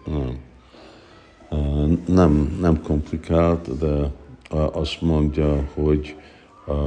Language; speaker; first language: Hungarian; early bilingual, heritage; Hungarian